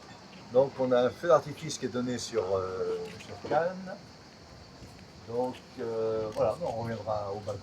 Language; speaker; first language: French; native; French